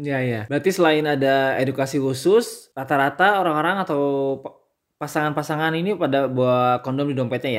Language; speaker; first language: Indonesian; native; Indonesian